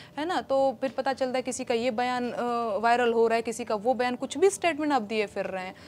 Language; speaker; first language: Hindi; non-native, local second language; Bhojpuri